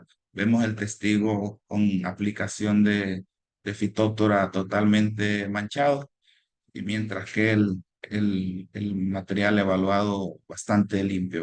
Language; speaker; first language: Spanish; native; Spanish